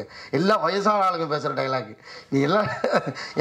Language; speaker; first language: Tamil; native; Tamil